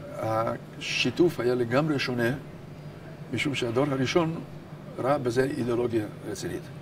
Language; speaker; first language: Hebrew; non-native, fluent; Hungarian